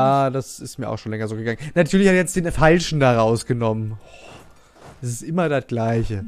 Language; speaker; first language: German; native; German